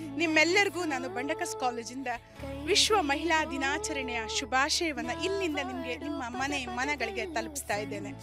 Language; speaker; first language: Kannada; native; Kannada